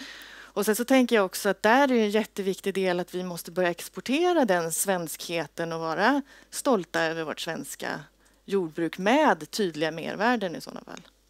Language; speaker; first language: Swedish; native; Swedish